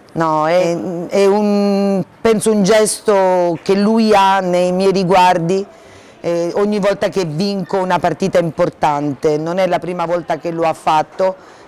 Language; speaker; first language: Italian; native; Italian